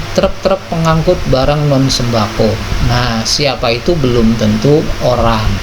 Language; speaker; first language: Indonesian; native; Indonesian